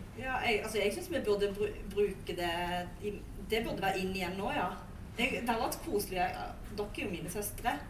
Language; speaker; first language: Norwegian; early bilingual, other home language; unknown